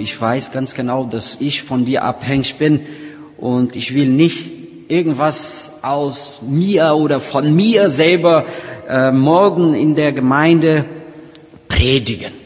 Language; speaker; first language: German; non-native, learner; Portuguese